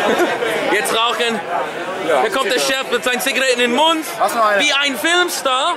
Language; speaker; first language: German; non-native, learner; English